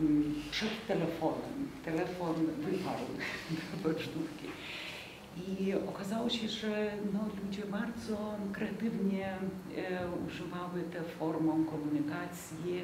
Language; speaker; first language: Polish; non-native, fluent; Lithuanian